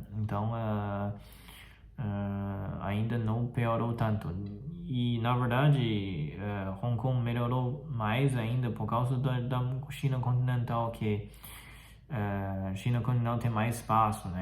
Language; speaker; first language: Portuguese; non-native, fluent; Chinese